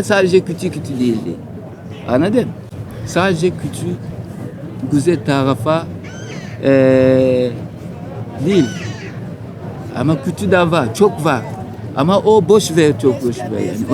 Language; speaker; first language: Turkish; non-native, learner; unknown